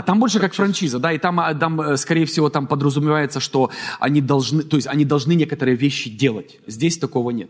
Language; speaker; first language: Russian; native; Russian